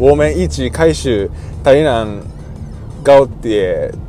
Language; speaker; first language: Chinese; non-native, learner; Japanese